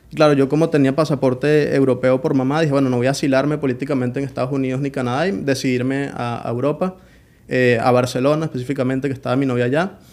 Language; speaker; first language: Spanish; native; Spanish